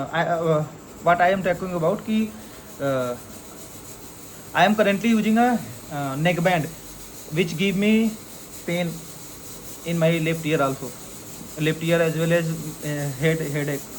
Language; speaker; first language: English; non-native, learner; Hindi